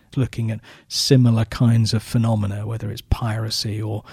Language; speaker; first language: English; native; English